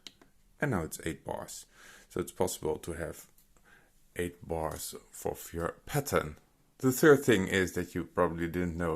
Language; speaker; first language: English; non-native, fluent; Dutch